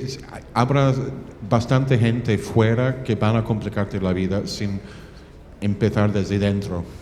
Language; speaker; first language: Spanish; non-native, fluent; English